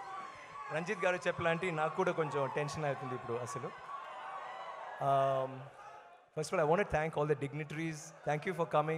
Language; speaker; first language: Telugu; non-native, learner; Tamil